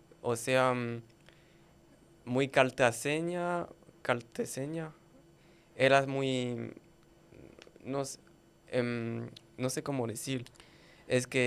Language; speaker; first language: Spanish; non-native, learner; French